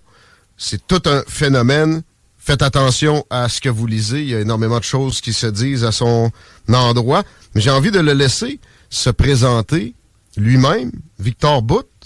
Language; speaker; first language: French; native; French